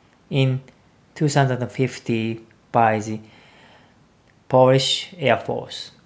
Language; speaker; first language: English; non-native, learner; Japanese